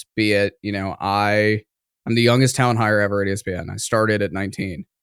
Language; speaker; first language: English; native; English